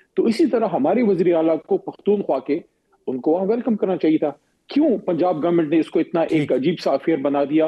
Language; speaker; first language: Urdu; non-native, local second language; Pashto